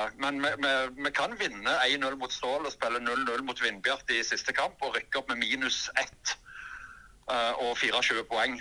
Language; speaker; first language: Norwegian; native; Norwegian